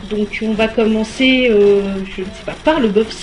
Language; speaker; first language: French; native; French